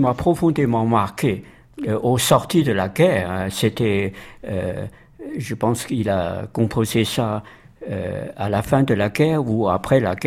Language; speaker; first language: French; non-native, fluent; Chinese